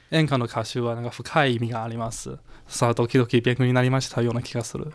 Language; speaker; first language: Japanese; non-native, learner; Chinese